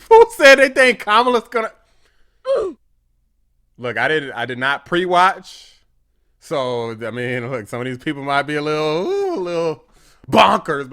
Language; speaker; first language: English; native; English